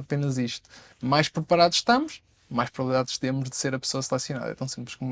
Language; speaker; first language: Portuguese; native; Portuguese